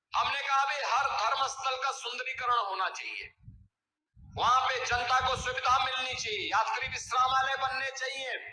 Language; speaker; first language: Hindi; native; Hindi